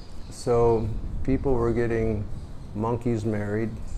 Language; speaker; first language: English; native; English